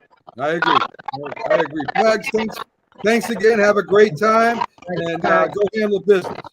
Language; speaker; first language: English; native; English